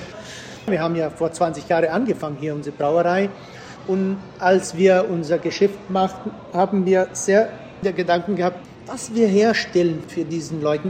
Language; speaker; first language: German; early bilingual, heritage; German